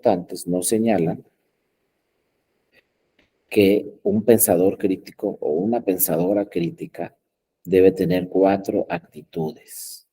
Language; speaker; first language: Spanish; native; Spanish